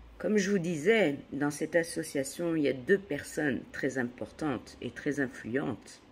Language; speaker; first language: French; native; French